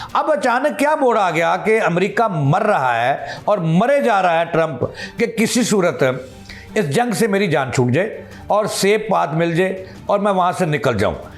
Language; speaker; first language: Urdu; non-native, local second language; Punjabi